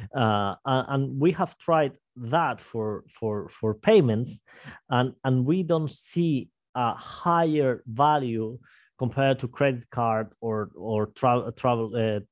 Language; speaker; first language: English; non-native, fluent; Spanish